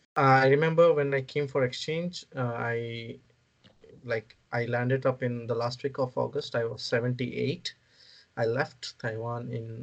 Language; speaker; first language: English; non-native, local second language; Odia